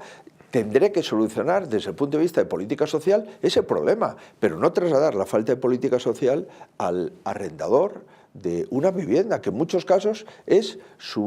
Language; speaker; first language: Spanish; native; Spanish